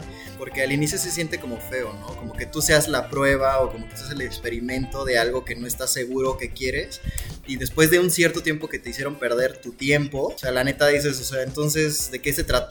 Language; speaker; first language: Spanish; native; Spanish